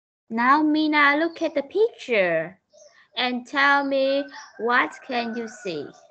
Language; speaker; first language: English; non-native, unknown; Vietnamese